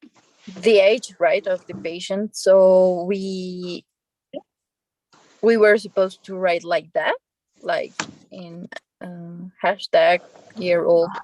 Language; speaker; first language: English; non-native, learner; Spanish